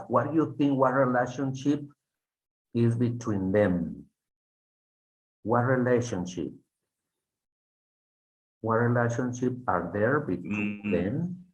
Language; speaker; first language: English; non-native, fluent; Spanish